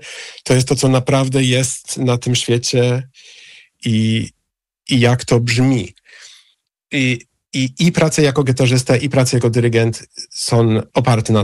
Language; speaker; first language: Polish; non-native, fluent; English